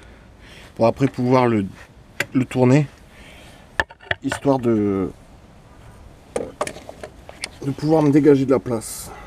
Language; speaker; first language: French; native; French